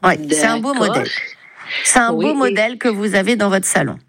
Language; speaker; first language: French; native; French